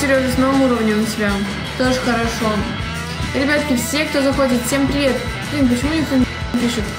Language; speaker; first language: Russian; native; Russian